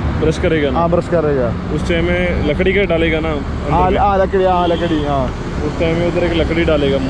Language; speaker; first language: Hindi; non-native, local second language; Punjabi